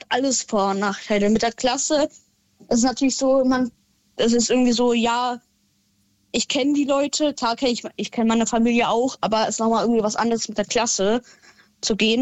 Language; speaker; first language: German; native; German